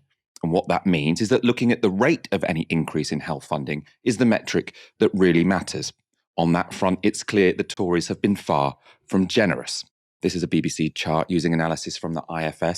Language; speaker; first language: English; native; English